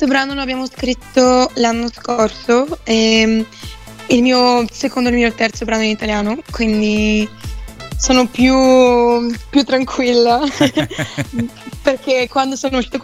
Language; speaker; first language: Italian; non-native, fluent; Bulgarian